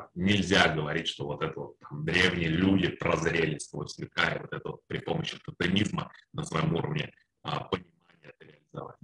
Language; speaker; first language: Russian; native; Russian